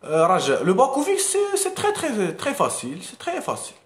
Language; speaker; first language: French; non-native, local second language; Arabic